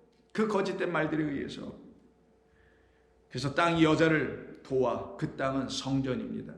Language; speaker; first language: Korean; native; Korean